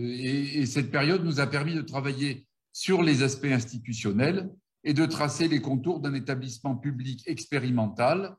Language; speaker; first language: French; native; French